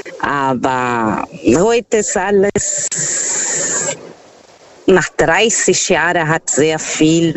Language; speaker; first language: German; non-native, learner; Portuguese